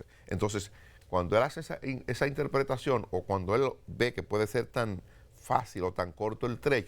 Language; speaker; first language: Spanish; native; Spanish